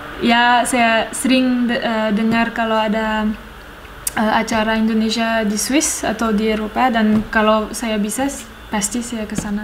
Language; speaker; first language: Indonesian; non-native, fluent; French